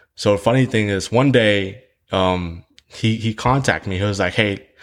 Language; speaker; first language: English; early bilingual, other home language; Vietnamese